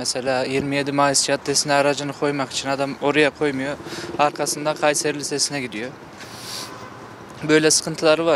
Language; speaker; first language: Turkish; native; Turkish